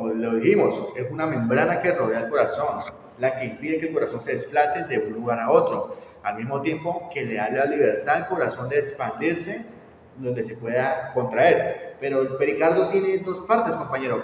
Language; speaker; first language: Spanish; native; Spanish